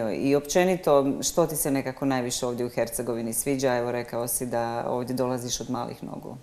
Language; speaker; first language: Serbian; native; Serbian